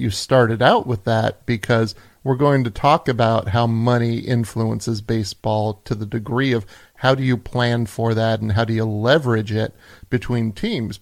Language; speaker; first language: English; native; English